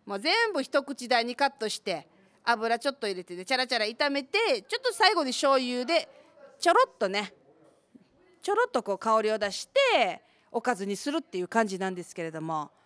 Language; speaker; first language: Japanese; native; Japanese